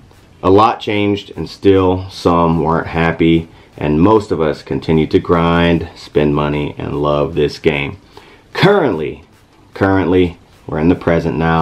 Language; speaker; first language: English; native; English